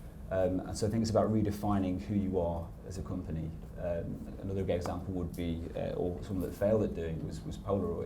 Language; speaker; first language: English; native; English